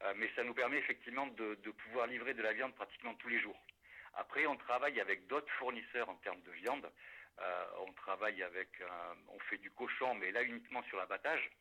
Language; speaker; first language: French; native; French